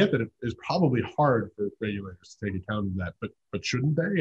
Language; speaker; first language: English; native; English